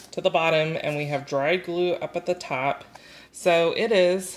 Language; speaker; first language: English; native; English